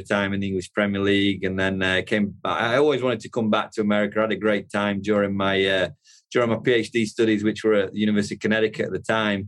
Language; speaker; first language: English; native; English